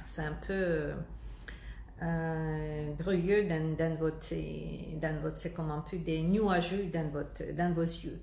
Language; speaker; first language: French; non-native, fluent; Russian